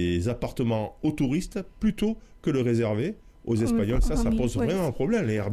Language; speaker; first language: French; native; French